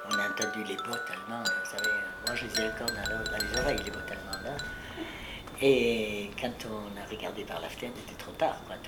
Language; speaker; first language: French; early bilingual, other home language; Spanish